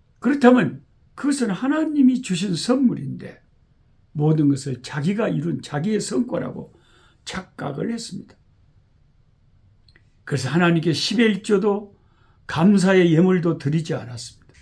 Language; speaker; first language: Korean; native; Korean